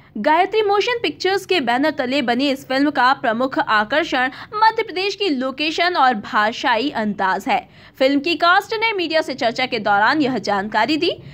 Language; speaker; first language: Hindi; native; Hindi